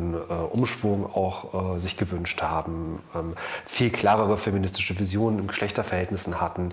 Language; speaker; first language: German; native; German